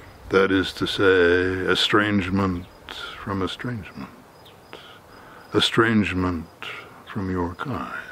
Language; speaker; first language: English; native; English